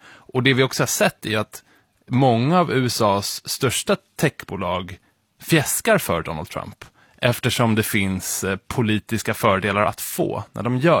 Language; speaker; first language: Swedish; native; Swedish